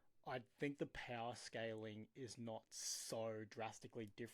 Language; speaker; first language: English; native; English